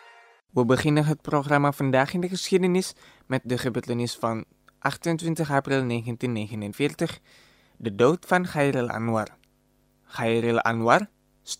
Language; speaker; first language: Dutch; non-native, fluent; Indonesian